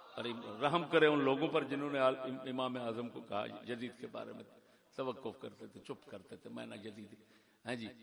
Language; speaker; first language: Urdu; non-native, local second language; Punjabi